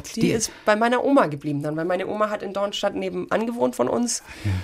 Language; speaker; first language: German; native; German